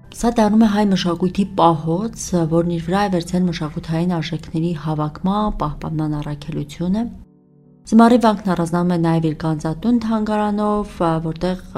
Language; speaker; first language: Armenian; native; Armenian